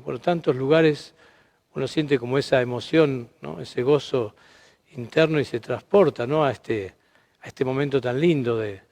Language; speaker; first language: Spanish; native; Spanish